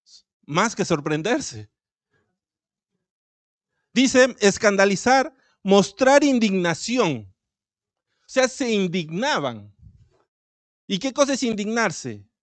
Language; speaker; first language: Spanish; native; Spanish